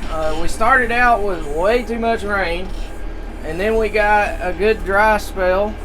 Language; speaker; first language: English; native; English